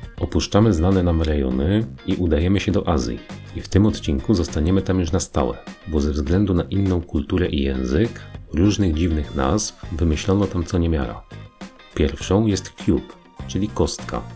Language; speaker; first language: Polish; native; Polish